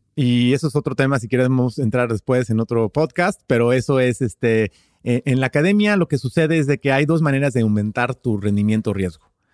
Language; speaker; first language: Spanish; early bilingual, heritage; Spanish